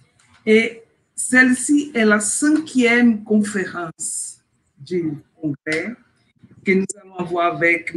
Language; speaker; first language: French; non-native, fluent; Portuguese